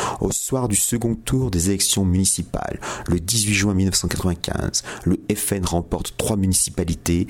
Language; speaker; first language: French; native; French